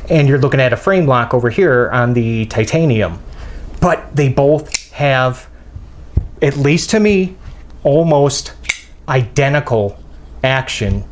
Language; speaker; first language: English; native; English